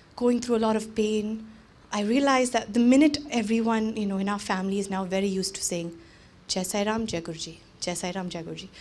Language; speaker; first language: English; early bilingual, other home language; Hindi